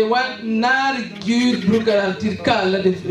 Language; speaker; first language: Swedish; non-native, learner; Swahili